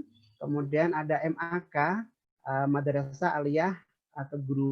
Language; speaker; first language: Indonesian; native; Indonesian